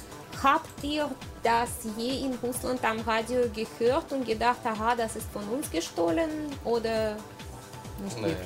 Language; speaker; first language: German; non-native, learner; Russian